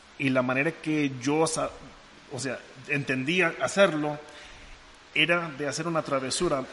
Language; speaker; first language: Spanish; non-native, fluent; English